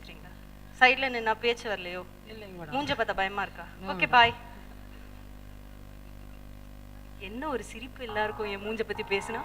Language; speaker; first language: Tamil; native; Tamil